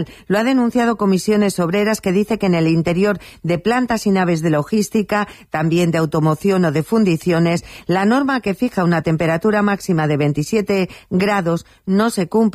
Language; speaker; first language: Spanish; native; Spanish